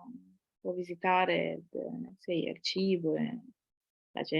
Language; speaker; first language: Italian; non-native, fluent; Ukrainian